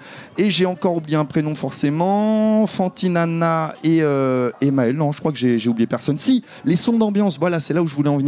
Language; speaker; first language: French; native; French